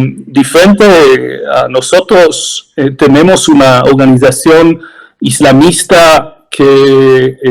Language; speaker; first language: Spanish; non-native, fluent; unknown